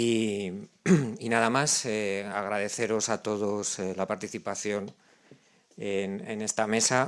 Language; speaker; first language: Spanish; native; Spanish